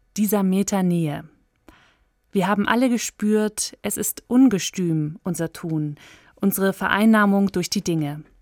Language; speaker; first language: German; native; German